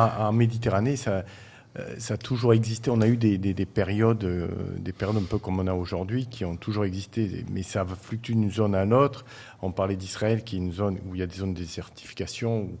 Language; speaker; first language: French; native; French